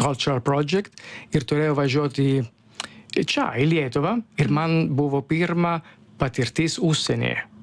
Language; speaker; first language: Lithuanian; non-native, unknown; Italian